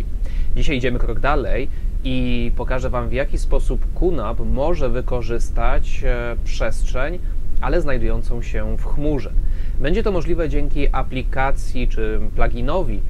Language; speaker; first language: Polish; native; Polish